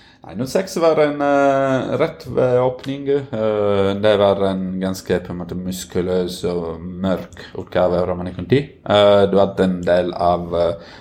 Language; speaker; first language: Norwegian; non-native, fluent; Italian